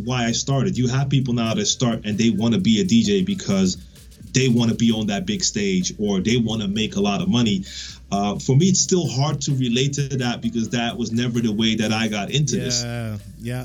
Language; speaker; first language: English; non-native, fluent; Dutch